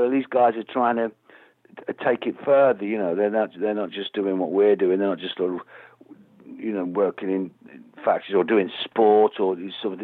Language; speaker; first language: English; native; English